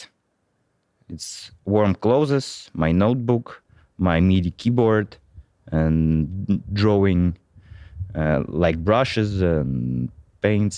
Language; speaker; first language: English; non-native, fluent; Russian